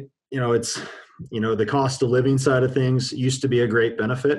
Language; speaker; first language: English; native; English